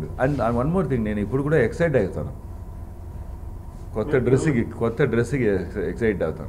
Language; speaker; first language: Telugu; non-native, learner; Tamil